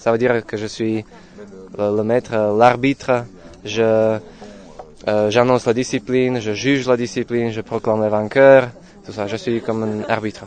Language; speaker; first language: French; non-native, fluent; Slovak